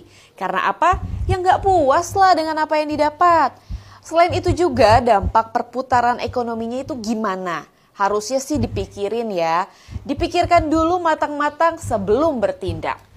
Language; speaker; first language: Indonesian; native; Indonesian